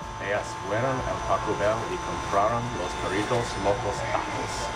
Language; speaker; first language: Spanish; non-native, learner; English